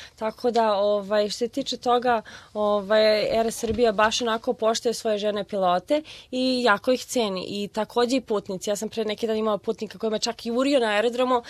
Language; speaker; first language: Serbian; early bilingual, heritage; Serbian